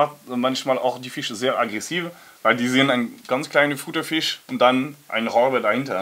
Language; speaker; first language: German; non-native, learner; French